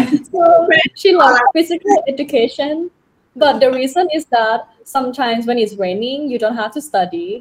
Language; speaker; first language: English; non-native, fluent; Thai